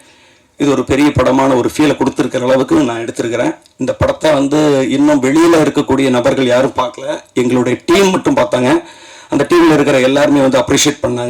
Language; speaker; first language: Tamil; native; Tamil